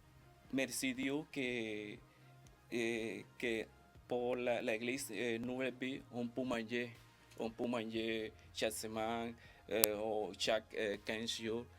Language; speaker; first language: French; non-native, learner; Spanish